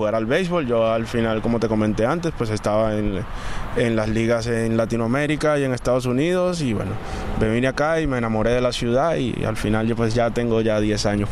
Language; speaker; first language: Spanish; native; Spanish